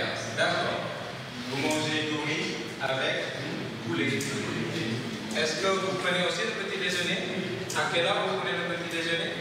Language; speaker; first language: French; non-native, fluent; Indonesian